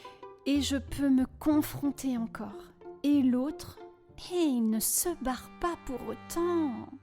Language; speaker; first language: French; native; French